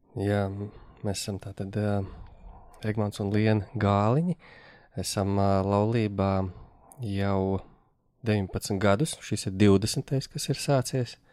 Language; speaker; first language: Latvian; native; Latvian